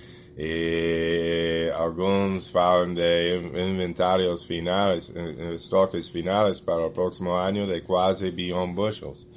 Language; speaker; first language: Portuguese; non-native, fluent; English